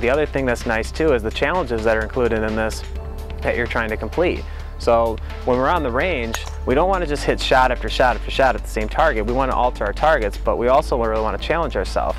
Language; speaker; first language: English; native; English